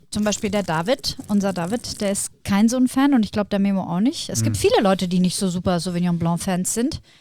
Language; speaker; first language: German; native; German